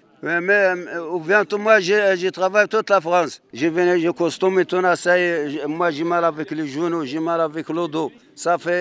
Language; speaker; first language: French; non-native, learner; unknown